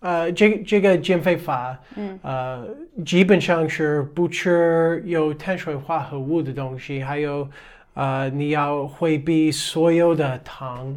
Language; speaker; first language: Chinese; non-native, fluent; English